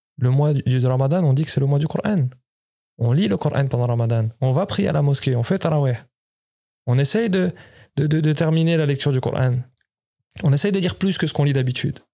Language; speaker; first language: French; native; French